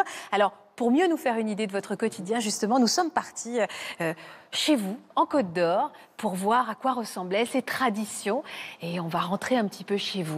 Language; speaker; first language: French; native; French